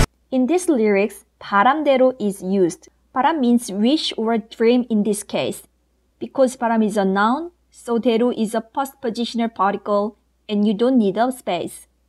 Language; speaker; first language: English; non-native, fluent; Korean